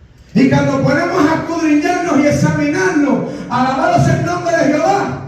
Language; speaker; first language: Spanish; native; Spanish